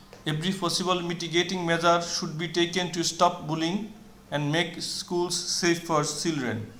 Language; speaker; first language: English; non-native, local second language; Bangla